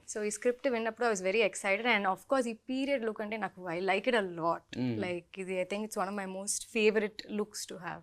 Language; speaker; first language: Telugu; non-native, local second language; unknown